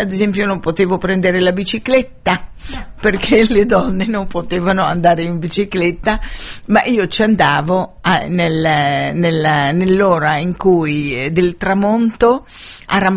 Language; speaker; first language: Italian; non-native, fluent; Arabic